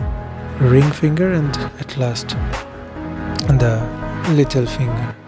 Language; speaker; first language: English; non-native, fluent; Bangla